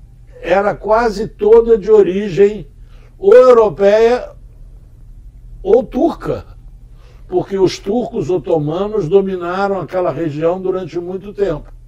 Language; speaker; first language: Portuguese; early bilingual, other home language; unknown